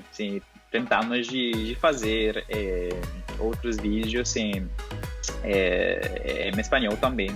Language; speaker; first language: Portuguese; non-native, learner; Spanish